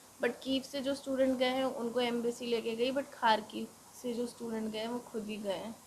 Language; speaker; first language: Hindi; native; Hindi